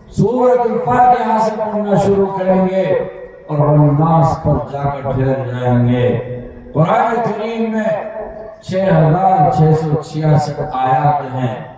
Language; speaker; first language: Urdu; non-native, local second language; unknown